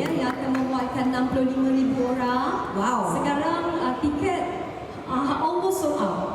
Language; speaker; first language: Malay; native; Malay